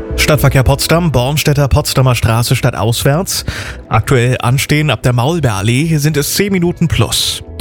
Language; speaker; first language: German; native; German